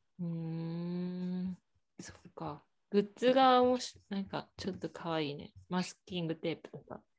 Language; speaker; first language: Japanese; native; Japanese